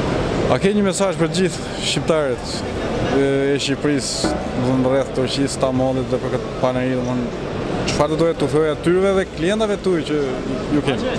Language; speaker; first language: Albanian; native; Albanian